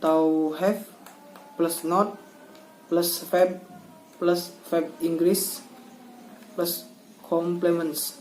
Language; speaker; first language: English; non-native, learner; Indonesian